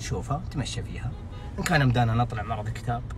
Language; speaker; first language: Arabic; native; Arabic